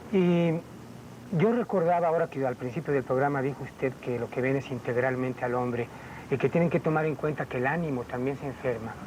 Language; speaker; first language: Spanish; native; Spanish